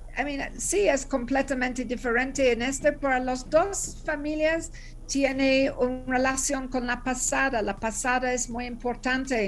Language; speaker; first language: Spanish; non-native, learner; English